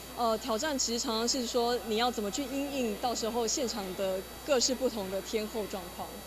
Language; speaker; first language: Chinese; native; Chinese